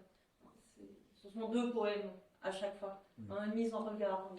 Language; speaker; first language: French; native; French